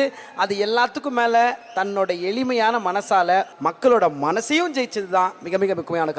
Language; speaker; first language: Tamil; native; Tamil